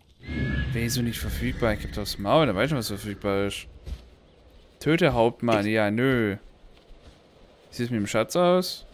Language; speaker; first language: German; native; German